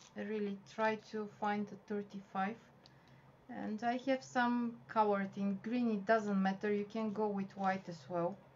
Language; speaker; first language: English; non-native, fluent; Bulgarian